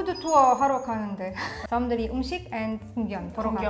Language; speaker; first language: Korean; non-native, fluent; Italian